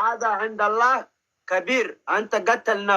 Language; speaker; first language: Arabic; non-native, learner; Oromo